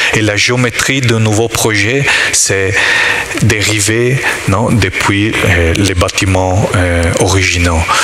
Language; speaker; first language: French; non-native, learner; Italian